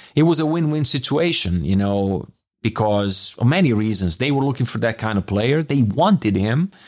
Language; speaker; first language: English; non-native, fluent; Italian